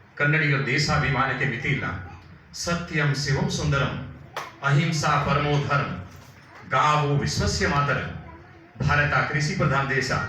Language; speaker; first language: Kannada; non-native, local second language; Hindi